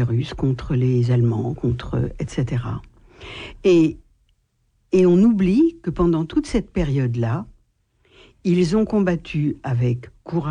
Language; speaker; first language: French; native; French